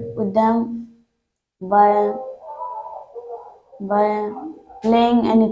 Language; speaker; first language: English; non-native, learner; Hindi